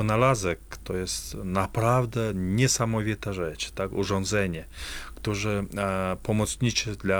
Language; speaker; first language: Polish; non-native, fluent; Kazakh